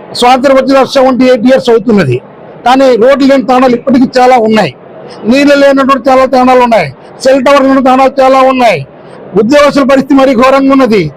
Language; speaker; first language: Telugu; non-native, local second language; Lambadi